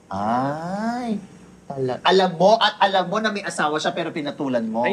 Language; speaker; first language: Filipino; native; Filipino